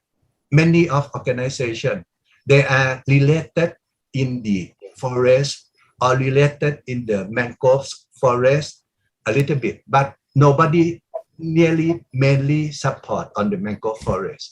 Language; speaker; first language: English; non-native, learner; Thai